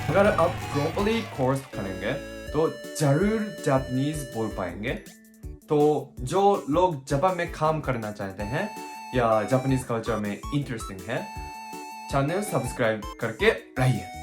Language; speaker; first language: Hindi; non-native, learner; Japanese